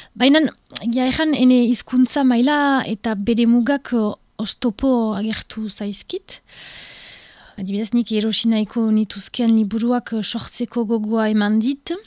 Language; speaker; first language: Basque; non-native, local second language; French